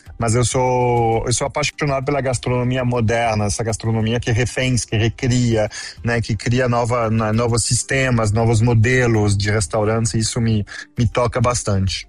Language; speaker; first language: Portuguese; non-native, fluent; French